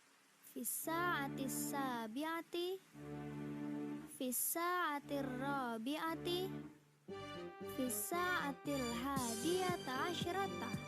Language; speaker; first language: Arabic; non-native, learner; Indonesian